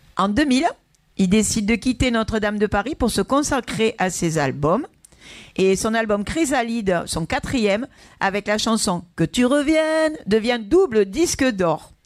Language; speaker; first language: French; native; French